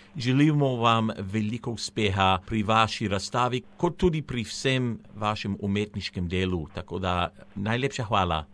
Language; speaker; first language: Slovenian; native; Slovenian